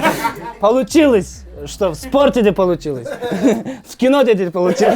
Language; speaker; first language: Russian; non-native, local second language; Kazakh